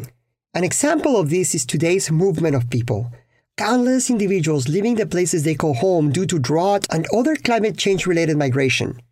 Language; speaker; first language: English; non-native, fluent; Spanish